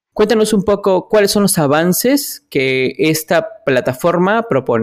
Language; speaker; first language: Spanish; native; Spanish